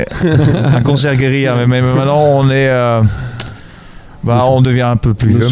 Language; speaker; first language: French; non-native, fluent; Dutch